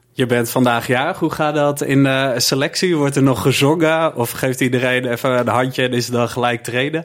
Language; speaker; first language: Dutch; native; Dutch